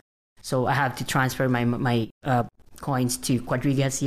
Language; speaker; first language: English; non-native, local second language; Filipino